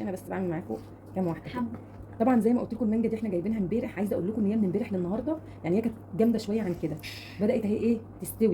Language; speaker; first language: Arabic; native; Arabic